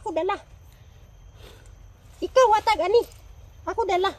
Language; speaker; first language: Cebuano; non-native, local second language; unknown